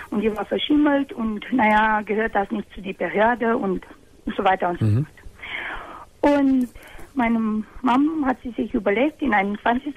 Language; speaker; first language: German; non-native, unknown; Romanian